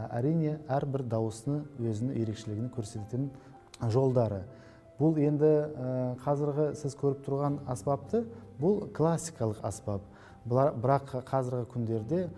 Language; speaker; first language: Kazakh; non-native, local second language; Uzbek